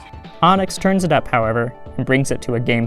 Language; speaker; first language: English; native; English